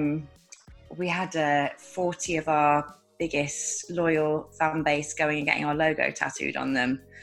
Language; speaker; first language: English; native; English